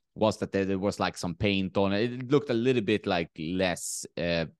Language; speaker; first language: English; non-native, fluent; Swedish